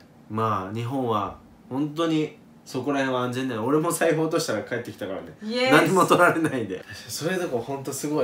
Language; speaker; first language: Japanese; native; Japanese